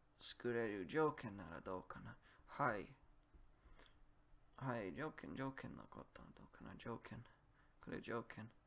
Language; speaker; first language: Japanese; non-native, learner; Polish